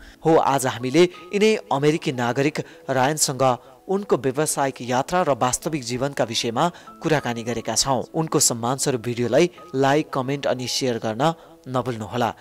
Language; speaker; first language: Nepali; native; Nepali